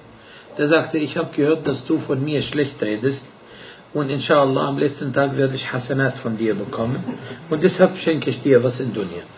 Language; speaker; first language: German; non-native, fluent; Arabic